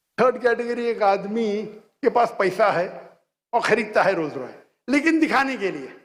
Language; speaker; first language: Hindi; non-native, local second language; Konkani